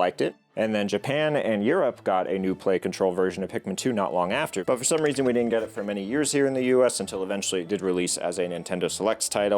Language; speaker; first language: English; native; English